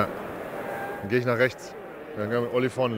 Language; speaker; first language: German; native; German